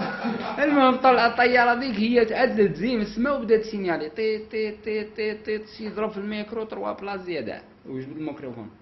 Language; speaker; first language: Arabic; native; Arabic